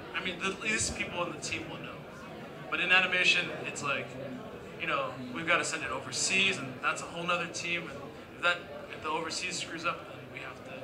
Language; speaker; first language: English; native; English